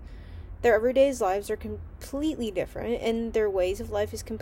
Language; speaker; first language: English; native; English